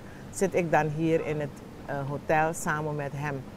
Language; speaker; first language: Dutch; non-native, local second language; Javanese